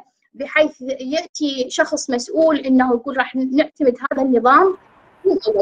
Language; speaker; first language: Arabic; native; Arabic